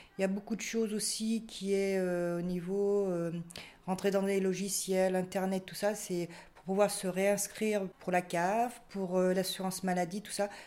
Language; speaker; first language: French; native; French